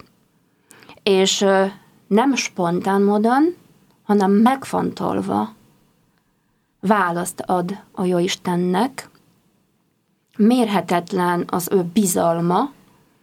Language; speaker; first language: Hungarian; non-native, fluent; Polish